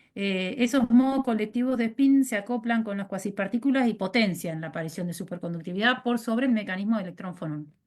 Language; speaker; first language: Spanish; native; Spanish